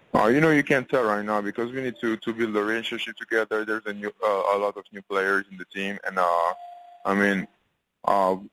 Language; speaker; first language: English; non-native, fluent; French